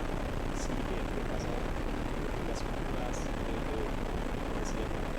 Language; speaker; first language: Spanish; non-native, fluent; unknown